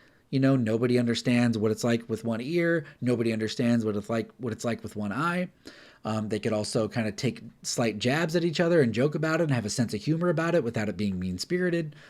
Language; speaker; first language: English; native; English